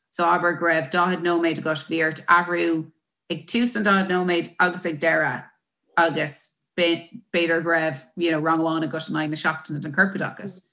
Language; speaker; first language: Irish; non-native, local second language; English